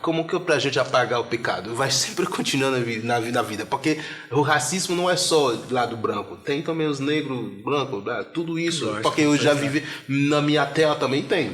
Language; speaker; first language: Portuguese; non-native, fluent; Haitian Creole